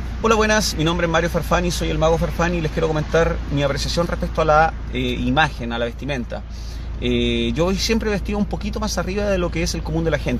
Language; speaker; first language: Spanish; native; Spanish